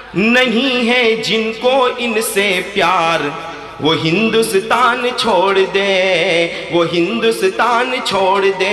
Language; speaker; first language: Hindi; native; Hindi